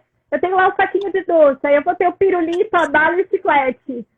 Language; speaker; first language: Portuguese; native; Portuguese